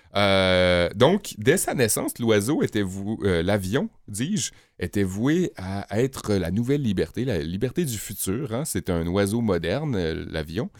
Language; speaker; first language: French; native; French